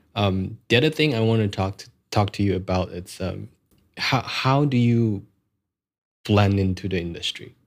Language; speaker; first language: English; non-native, local second language; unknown